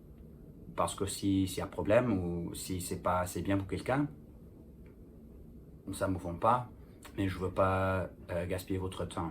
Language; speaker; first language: French; non-native, fluent; English